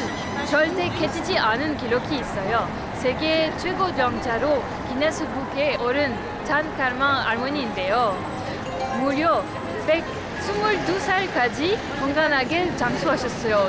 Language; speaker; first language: Korean; non-native, learner; French